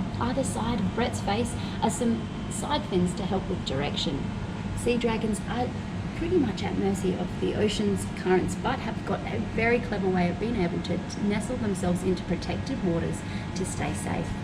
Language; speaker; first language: English; native; English